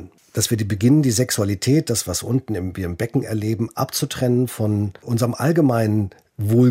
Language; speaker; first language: German; native; German